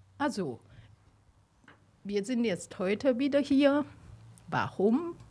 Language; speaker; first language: German; non-native, learner; Chinese